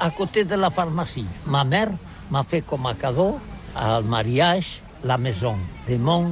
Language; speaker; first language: French; non-native, learner; Catalan